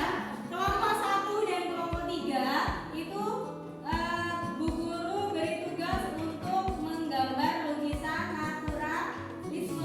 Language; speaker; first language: Indonesian; native; Indonesian